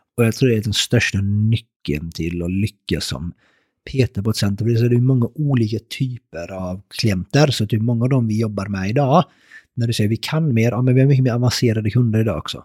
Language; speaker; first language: Swedish; early bilingual, other home language; Persian